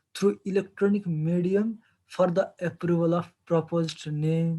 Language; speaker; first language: English; non-native, local second language; Nepali